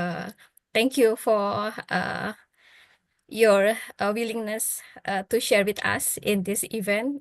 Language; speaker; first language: English; non-native, fluent; Indonesian